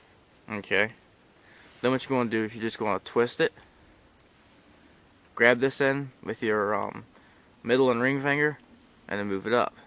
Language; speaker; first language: English; native; English